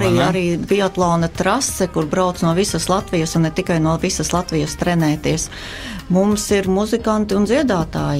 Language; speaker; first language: Latvian; native; Latvian